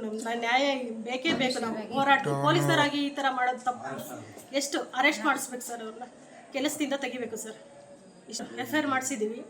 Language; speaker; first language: Kannada; native; Kannada